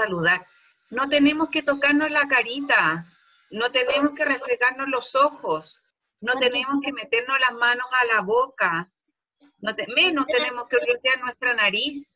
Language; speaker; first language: Spanish; native; Spanish